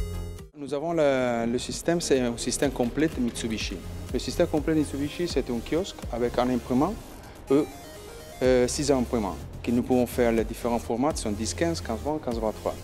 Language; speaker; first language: French; non-native, learner; Spanish